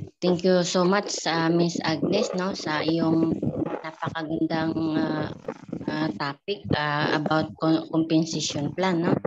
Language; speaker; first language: Filipino; non-native, local second language; Cebuano